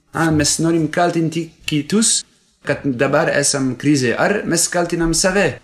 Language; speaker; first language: Lithuanian; non-native, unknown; French